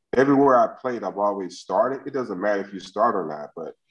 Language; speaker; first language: English; native; English